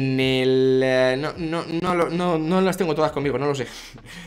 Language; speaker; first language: Spanish; native; Spanish